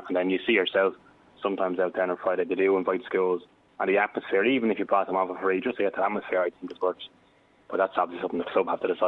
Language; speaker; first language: English; native; English